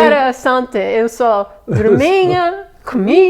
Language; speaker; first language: Portuguese; early bilingual, heritage; Portuguese